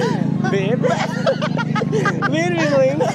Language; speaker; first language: English; non-native, learner; Urdu